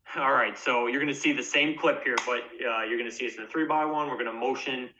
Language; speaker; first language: English; native; English